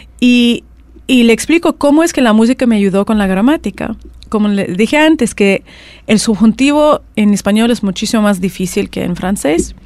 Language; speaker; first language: Spanish; non-native, fluent; Russian